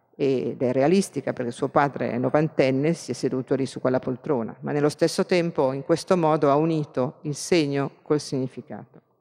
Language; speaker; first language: Italian; native; Italian